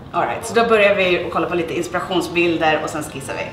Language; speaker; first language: Swedish; native; Swedish